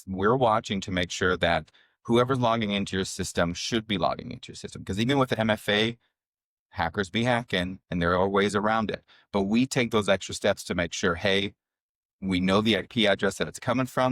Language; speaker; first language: English; native; English